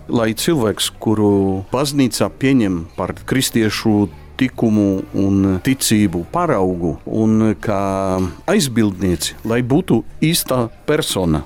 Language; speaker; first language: Latvian; non-native, fluent; Polish